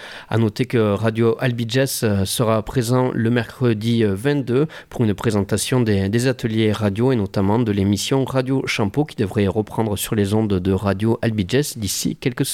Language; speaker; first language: French; native; French